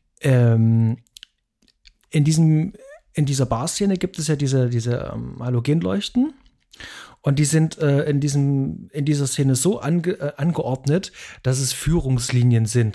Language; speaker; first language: German; native; German